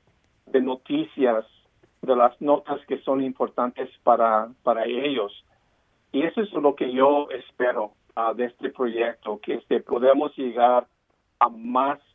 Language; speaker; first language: Spanish; early bilingual, heritage; Spanish